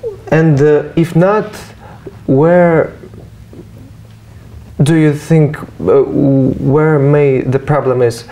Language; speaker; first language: English; non-native, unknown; Russian